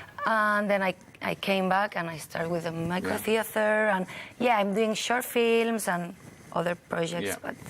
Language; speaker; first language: English; non-native, learner; Catalan